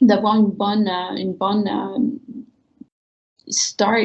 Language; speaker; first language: French; early bilingual, heritage; French